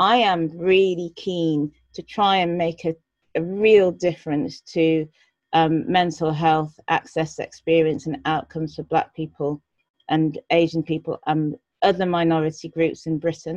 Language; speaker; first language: English; native; English